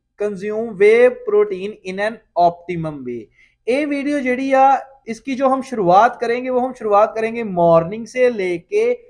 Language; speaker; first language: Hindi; non-native, local second language; Punjabi